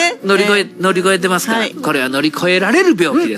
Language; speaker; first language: Japanese; native; Japanese